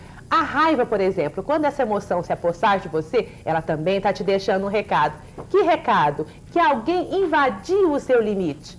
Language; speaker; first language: Portuguese; native; Portuguese